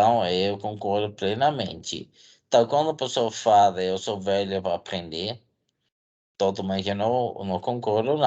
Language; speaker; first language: Portuguese; non-native, fluent; Dutch